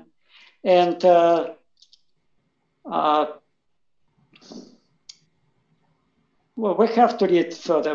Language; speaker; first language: English; non-native, fluent; Russian